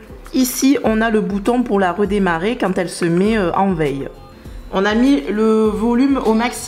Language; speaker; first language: French; native; French